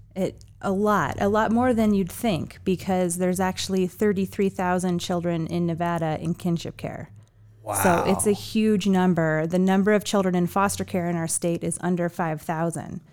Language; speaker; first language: English; native; English